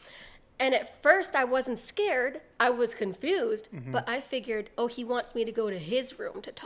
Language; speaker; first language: English; native; English